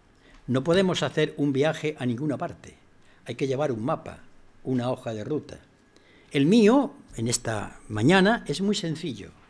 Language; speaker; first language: Spanish; native; Spanish